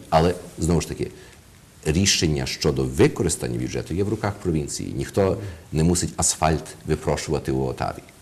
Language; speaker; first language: Ukrainian; early bilingual, heritage; Ukrainian